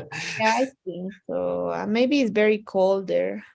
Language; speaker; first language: English; non-native, learner; Spanish